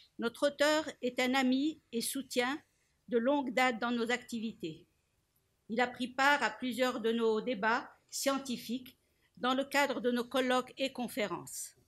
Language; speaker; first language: French; non-native, local second language; Arabic